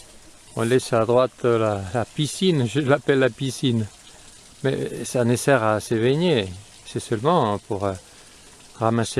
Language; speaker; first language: French; non-native, fluent; Spanish